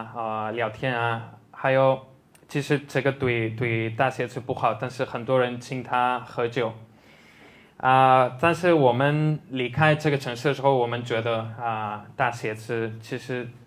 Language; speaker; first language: Chinese; non-native, fluent; Spanish